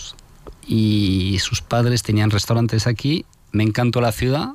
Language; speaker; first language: Spanish; non-native, fluent; French